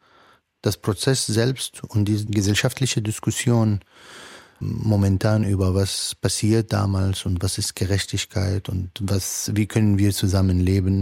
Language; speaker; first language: German; non-native, fluent; Arabic